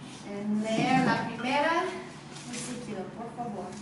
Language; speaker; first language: Spanish; non-native, learner; English